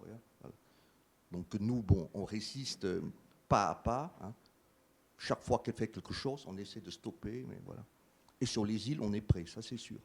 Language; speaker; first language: French; native; French